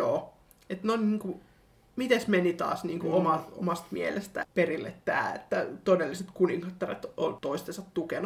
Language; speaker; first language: Finnish; native; Finnish